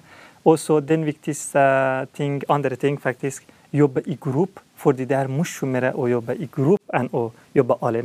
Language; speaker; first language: Norwegian; non-native, learner; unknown